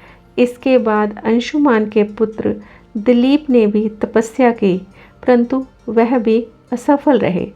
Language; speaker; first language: Hindi; native; Hindi